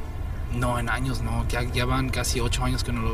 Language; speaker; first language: Spanish; early bilingual, heritage; Spanish